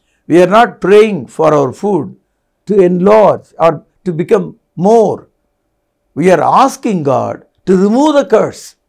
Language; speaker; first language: English; non-native, local second language; Tamil